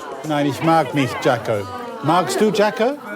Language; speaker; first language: German; non-native, fluent; English